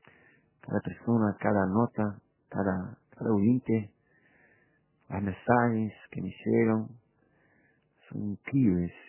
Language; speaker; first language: Spanish; non-native, fluent; Portuguese